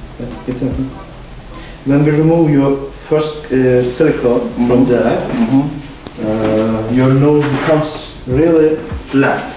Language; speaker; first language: English; non-native, fluent; Turkish